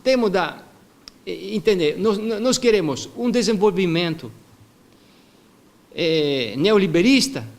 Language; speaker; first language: Portuguese; non-native, fluent; Italian